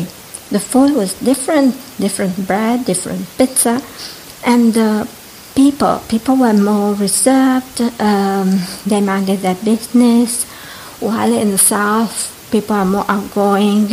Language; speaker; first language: English; non-native, fluent; Italian